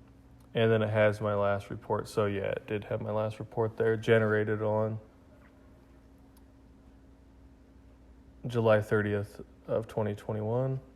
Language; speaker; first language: English; native; English